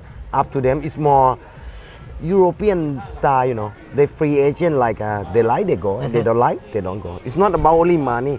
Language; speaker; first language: English; non-native, fluent; Thai